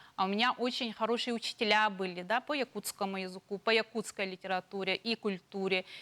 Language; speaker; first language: Russian; non-native, local second language; Yakut